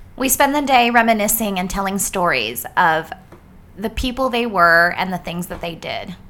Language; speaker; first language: English; early bilingual, other home language; Spanish